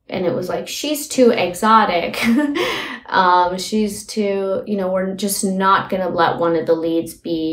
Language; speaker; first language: English; early bilingual, other home language; Hindi